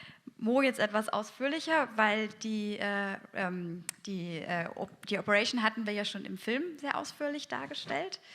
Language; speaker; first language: German; native; German